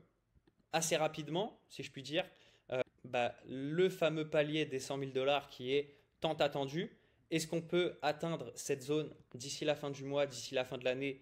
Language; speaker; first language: French; native; French